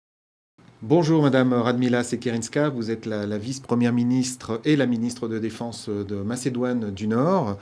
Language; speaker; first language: French; native; French